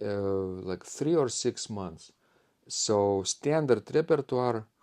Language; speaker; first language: English; non-native, fluent; Lithuanian